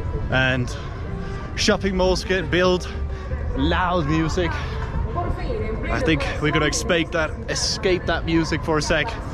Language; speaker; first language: English; non-native, fluent; Danish